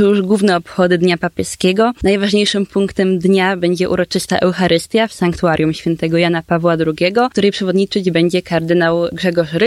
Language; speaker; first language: Polish; native; Polish